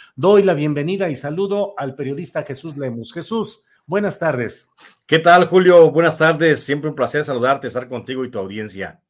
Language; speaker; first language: Spanish; native; Spanish